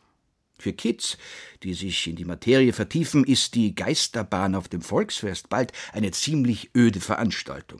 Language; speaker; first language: German; native; German